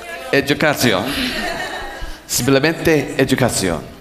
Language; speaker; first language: Spanish; non-native, learner; English